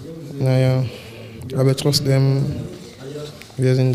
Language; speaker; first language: German; non-native, learner; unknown